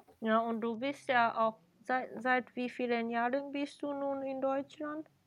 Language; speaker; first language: German; native; German